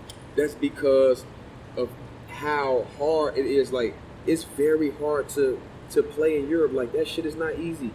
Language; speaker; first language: English; native; English